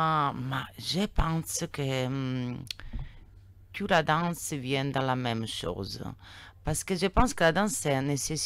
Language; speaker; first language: French; non-native, learner; Italian